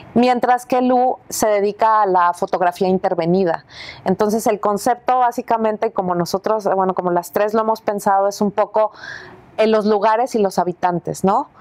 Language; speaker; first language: Spanish; native; Spanish